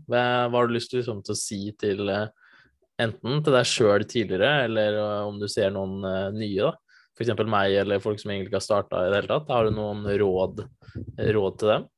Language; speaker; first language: Norwegian; native; Norwegian